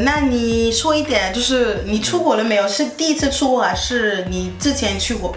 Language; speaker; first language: Chinese; non-native, fluent; French